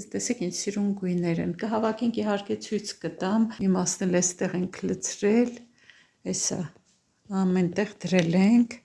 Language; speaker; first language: Armenian; native; Armenian